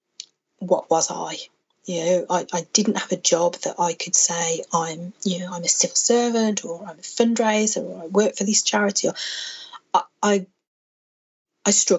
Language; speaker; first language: English; native; English